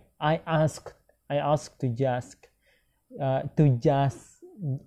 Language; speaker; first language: English; non-native, learner; Minangkabau